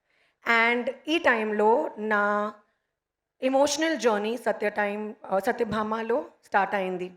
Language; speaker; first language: Telugu; non-native, learner; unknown